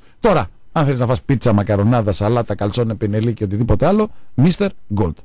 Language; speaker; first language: Greek; native; Greek